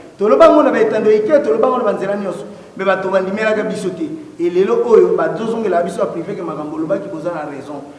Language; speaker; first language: Lingala; non-native, local second language; Kongo